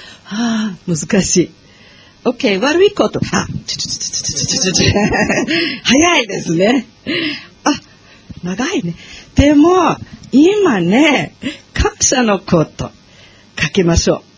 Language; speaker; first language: Japanese; non-native, learner; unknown